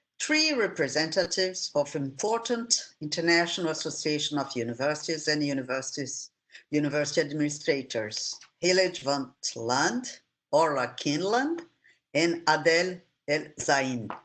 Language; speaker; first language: English; non-native, fluent; Portuguese